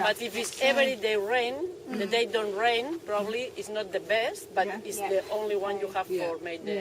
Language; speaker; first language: English; non-native, learner; Catalan